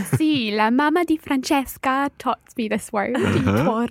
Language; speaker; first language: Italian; non-native, learner; English